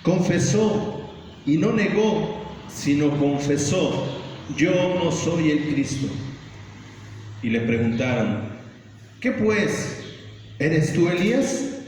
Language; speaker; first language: Spanish; native; Spanish